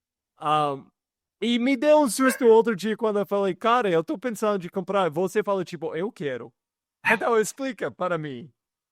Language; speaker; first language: Portuguese; non-native, fluent; English